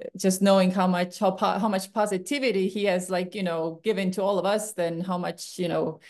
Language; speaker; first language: English; non-native, fluent; Estonian